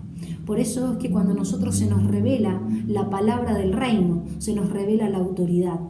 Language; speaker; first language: Spanish; native; Spanish